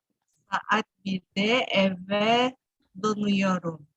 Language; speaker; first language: Turkish; non-native, learner; Indonesian